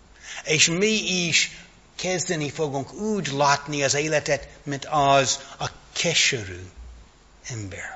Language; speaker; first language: Hungarian; non-native, fluent; English